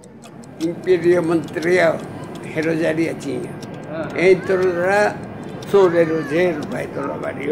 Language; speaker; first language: Portuguese; non-native, learner; Japanese